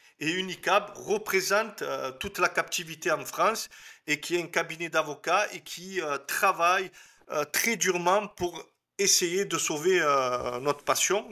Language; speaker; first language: French; native; French